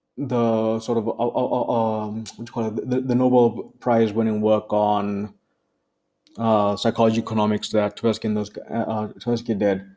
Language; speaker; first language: English; non-native, local second language; Tswana